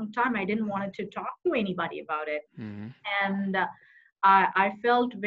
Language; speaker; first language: English; non-native, local second language; Tamil